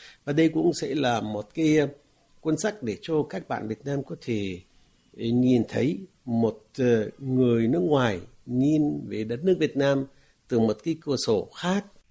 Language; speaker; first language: Vietnamese; non-native, fluent; Arabic